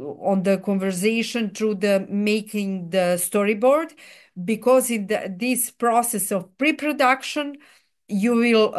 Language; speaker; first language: English; non-native, fluent; Serbian